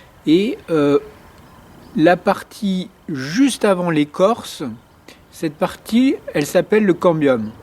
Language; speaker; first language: French; native; French